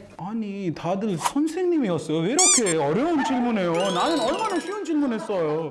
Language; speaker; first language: Korean; non-native, fluent; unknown